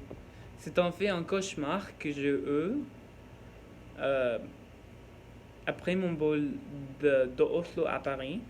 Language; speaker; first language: French; non-native, learner; Norwegian